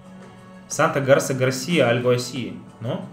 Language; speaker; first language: Spanish; non-native, learner; Russian